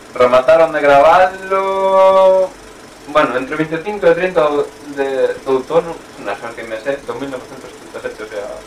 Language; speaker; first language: Spanish; non-native, local second language; Galician